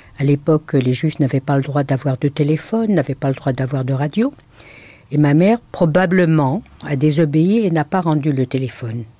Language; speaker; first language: French; native; French